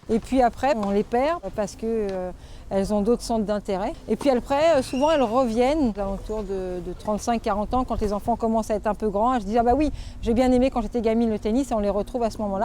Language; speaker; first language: French; native; French